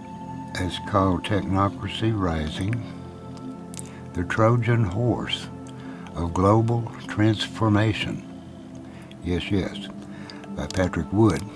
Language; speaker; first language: English; native; English